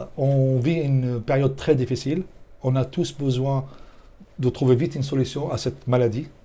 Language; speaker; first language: French; non-native, fluent; Arabic